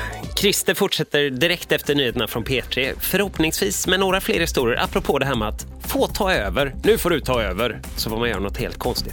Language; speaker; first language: Swedish; native; Swedish